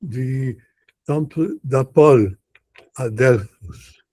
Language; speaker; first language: French; non-native, learner; Portuguese